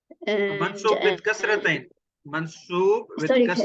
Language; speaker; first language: Arabic; non-native, fluent; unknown